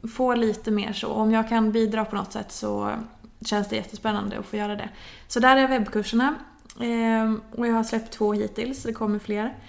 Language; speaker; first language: Swedish; native; Swedish